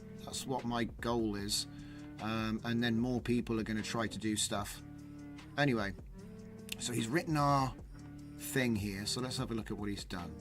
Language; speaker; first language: English; native; English